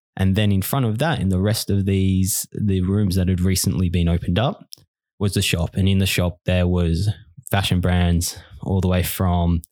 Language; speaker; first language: English; native; English